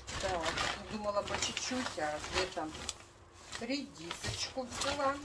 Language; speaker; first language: Russian; native; Russian